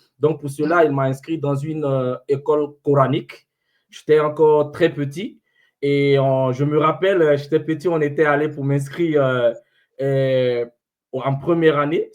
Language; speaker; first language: French; non-native, local second language; Fula